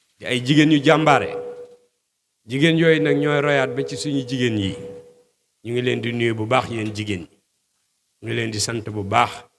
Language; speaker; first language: Wolof; native; Wolof